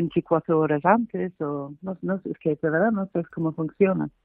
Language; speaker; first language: Spanish; non-native, fluent; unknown